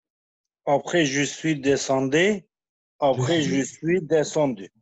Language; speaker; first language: French; non-native, learner; Kurdish